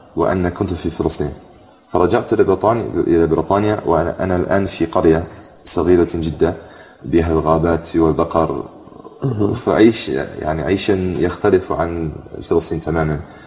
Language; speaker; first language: Arabic; non-native, fluent; English